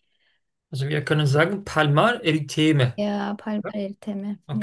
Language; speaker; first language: German; non-native, learner; Turkish